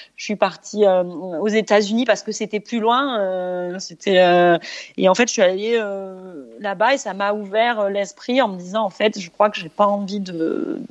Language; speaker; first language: French; native; French